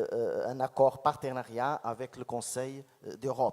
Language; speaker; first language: French; non-native, fluent; Portuguese